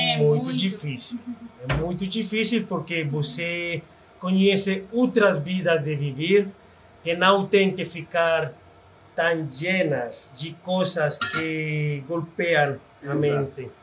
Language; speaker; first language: Portuguese; non-native, fluent; Spanish